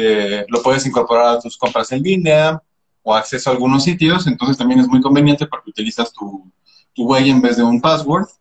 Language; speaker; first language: Spanish; native; Spanish